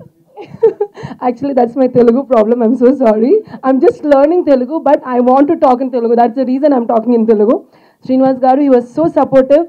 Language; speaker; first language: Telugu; non-native, learner; Malayalam